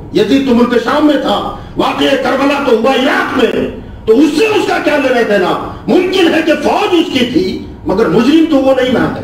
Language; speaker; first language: Hindi; non-native, local second language; Urdu